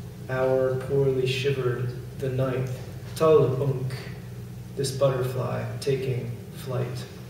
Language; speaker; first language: English; native; English